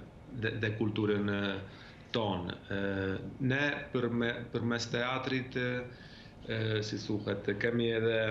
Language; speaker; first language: Albanian; early bilingual, heritage; Albanian